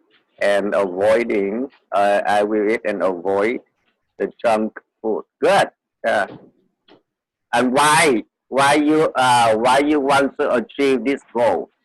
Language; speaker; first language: English; non-native, fluent; Vietnamese